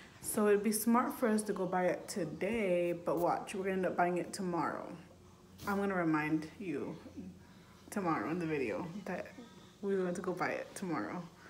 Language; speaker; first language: English; early bilingual, other home language; Spanish